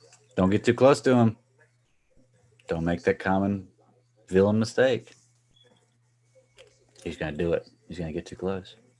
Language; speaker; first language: English; native; English